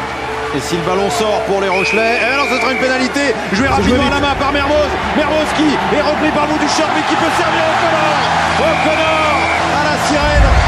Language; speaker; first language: French; native; French